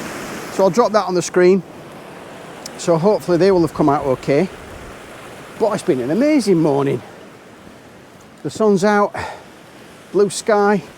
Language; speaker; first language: English; native; English